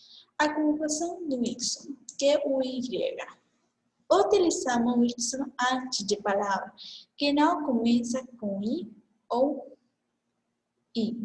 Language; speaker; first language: Portuguese; non-native, fluent; Spanish